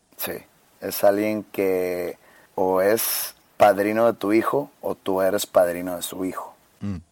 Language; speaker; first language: Spanish; native; Spanish